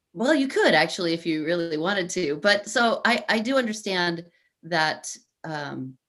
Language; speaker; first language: English; native; English